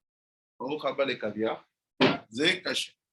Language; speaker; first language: Hebrew; non-native, fluent; French